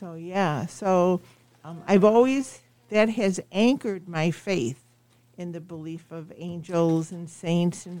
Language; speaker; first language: English; native; English